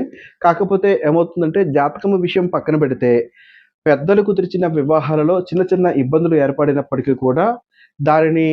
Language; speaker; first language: Telugu; native; Telugu